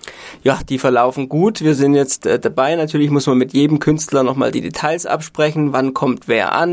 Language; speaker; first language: German; native; German